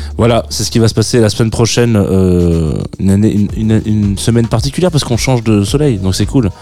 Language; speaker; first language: French; native; French